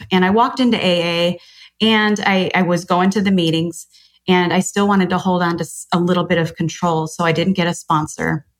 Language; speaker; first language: English; native; English